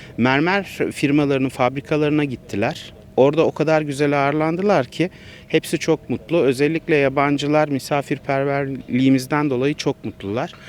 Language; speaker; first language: Turkish; native; Turkish